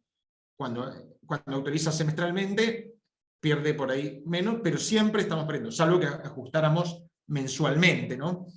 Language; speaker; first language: Spanish; native; Spanish